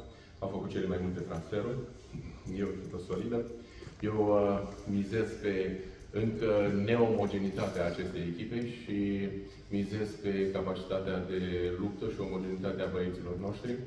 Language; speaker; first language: Romanian; native; Romanian